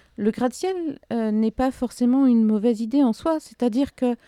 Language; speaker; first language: French; native; French